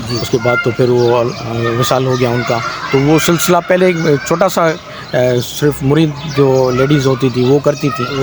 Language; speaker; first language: Urdu; non-native, local second language; Sindhi